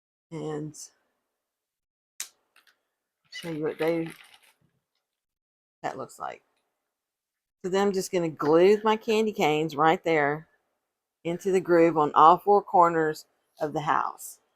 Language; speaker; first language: English; native; English